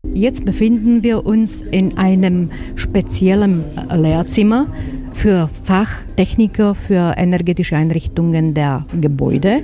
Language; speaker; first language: German; non-native, fluent; Slovak